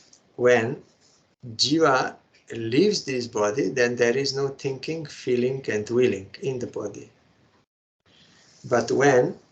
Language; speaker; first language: English; non-native, fluent; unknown